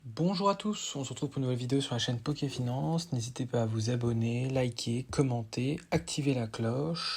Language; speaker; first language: French; native; French